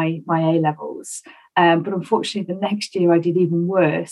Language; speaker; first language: English; native; English